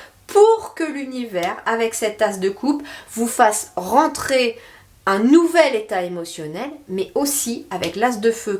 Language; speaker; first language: French; native; French